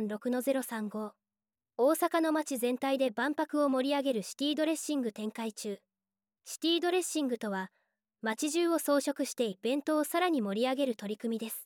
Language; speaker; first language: Japanese; native; Japanese